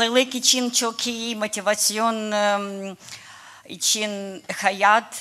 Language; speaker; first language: Turkish; non-native, learner; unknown